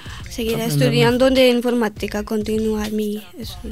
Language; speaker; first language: Spanish; non-native, learner; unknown